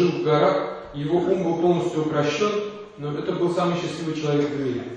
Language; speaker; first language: Russian; native; Russian